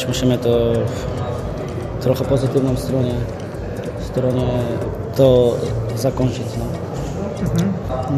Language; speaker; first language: Polish; non-native, fluent; Armenian